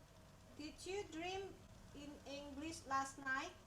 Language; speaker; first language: English; non-native, learner; Indonesian